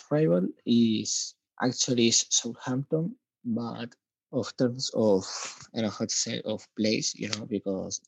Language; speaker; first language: English; non-native, learner; Spanish